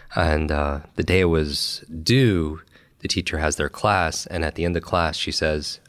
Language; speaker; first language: English; native; English